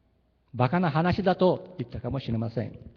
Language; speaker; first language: Japanese; early bilingual, heritage; Japanese